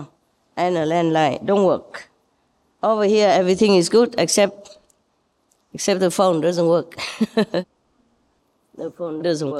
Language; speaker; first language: English; non-native, fluent; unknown